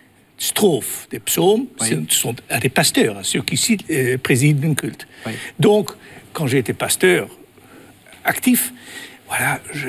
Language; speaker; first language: French; non-native, fluent; Dutch